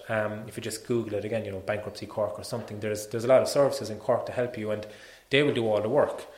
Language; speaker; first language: English; native; English